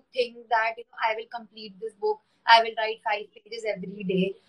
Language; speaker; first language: English; non-native, local second language; Hindi